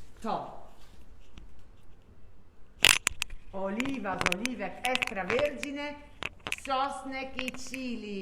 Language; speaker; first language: Polish; non-native, learner; Italian